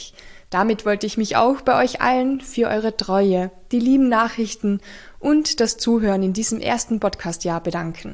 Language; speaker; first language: German; native; German